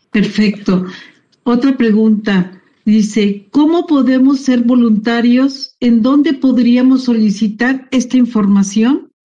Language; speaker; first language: Spanish; native; Spanish